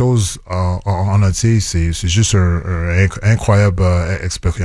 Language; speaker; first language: French; non-native, local second language; English